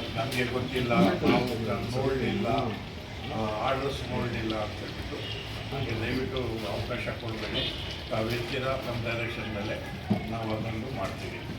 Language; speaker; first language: Kannada; non-native, local second language; Urdu